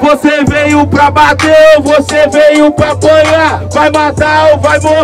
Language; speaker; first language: Portuguese; native; Portuguese